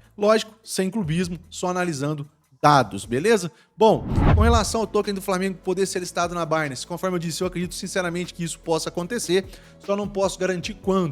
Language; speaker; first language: Portuguese; native; Portuguese